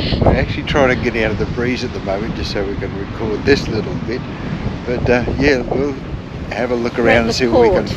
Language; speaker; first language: English; native; English